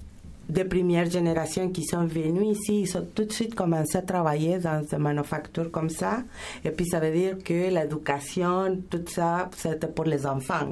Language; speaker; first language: French; non-native, fluent; Spanish